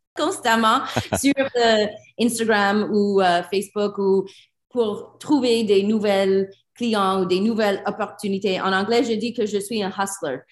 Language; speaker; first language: French; non-native, learner; English